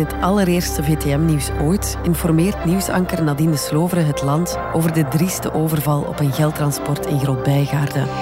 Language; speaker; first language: Dutch; native; Dutch